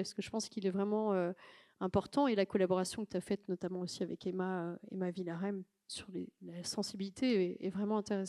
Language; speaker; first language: French; native; French